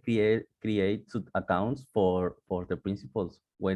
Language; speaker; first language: English; non-native, learner; Spanish